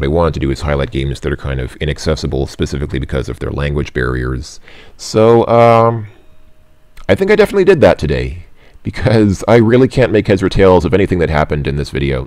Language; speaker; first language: English; native; English